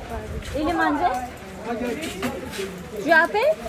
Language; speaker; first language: French; non-native, learner; Kazakh